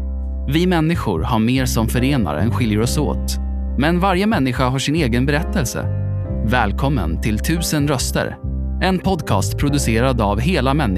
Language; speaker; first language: Swedish; native; Swedish